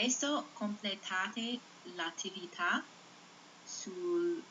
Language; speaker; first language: Italian; non-native, fluent; English